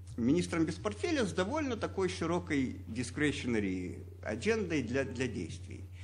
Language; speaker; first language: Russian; native; Russian